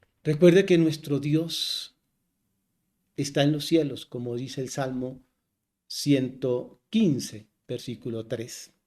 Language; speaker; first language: Spanish; native; Spanish